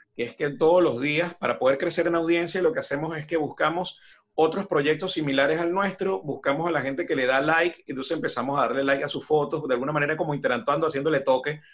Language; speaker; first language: Spanish; native; Spanish